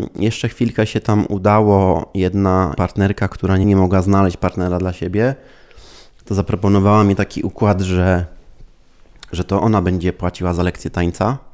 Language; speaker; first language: Polish; early bilingual, heritage; Polish